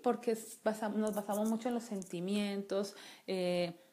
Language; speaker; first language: Spanish; native; Spanish